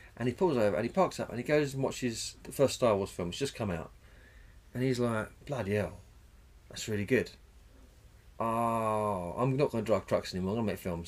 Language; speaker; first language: English; native; English